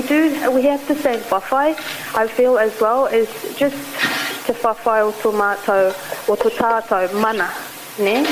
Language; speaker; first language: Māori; non-native, learner; Arabic